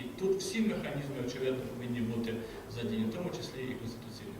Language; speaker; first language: Ukrainian; native; Ukrainian